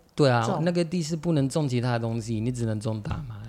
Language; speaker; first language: Chinese; non-native, fluent; Arabic